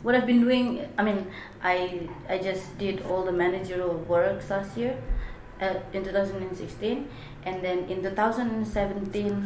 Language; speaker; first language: English; non-native, fluent; Indonesian